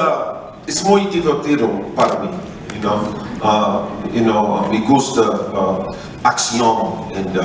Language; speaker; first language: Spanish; non-native, learner; English